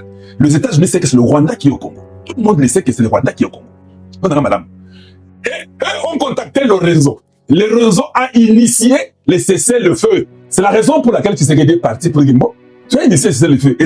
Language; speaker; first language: French; non-native, local second language; Lingala